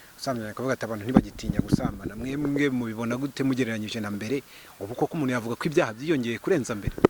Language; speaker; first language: Kinyarwanda; native; Kinyarwanda